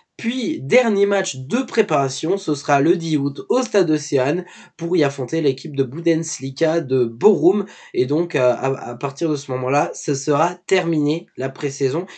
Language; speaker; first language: French; native; French